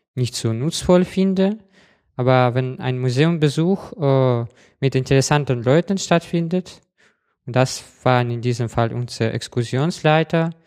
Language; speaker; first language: German; non-native, fluent; Russian